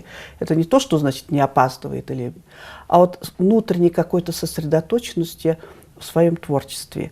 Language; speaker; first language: Russian; native; Russian